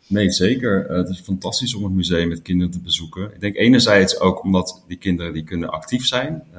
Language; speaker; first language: Dutch; native; Dutch